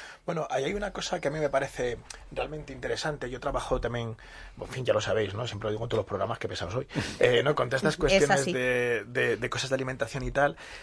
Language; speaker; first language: Spanish; native; Spanish